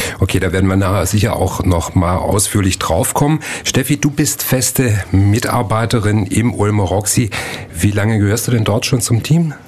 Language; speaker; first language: German; native; German